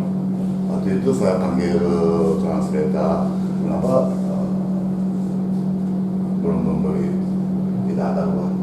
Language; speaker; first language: Indonesian; non-native, learner; Japanese